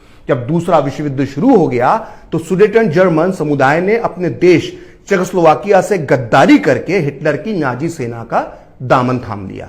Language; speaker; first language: Hindi; native; Hindi